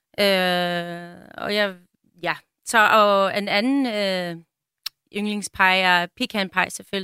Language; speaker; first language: Danish; non-native, fluent; English